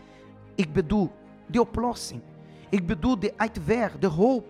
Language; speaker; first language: Dutch; non-native, fluent; Portuguese